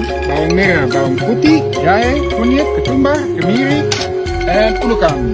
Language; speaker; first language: Indonesian; non-native, learner; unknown